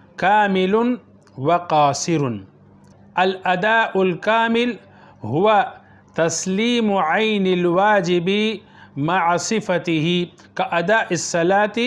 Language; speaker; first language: Arabic; non-native, fluent; Urdu